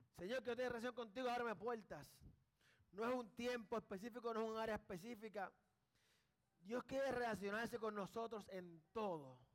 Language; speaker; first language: Spanish; early bilingual, heritage; Spanish